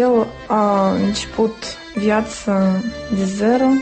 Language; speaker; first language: Romanian; non-native, local second language; Russian